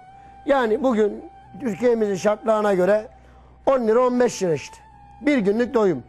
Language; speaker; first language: Turkish; native; Turkish